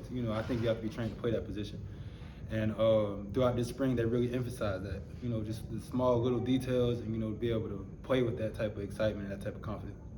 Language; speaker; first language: English; native; English